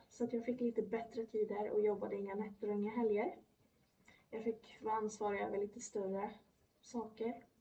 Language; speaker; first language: Swedish; early bilingual, other home language; Polish